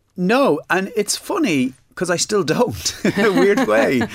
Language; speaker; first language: English; native; English